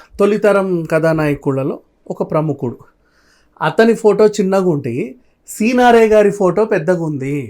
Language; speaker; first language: Telugu; native; Telugu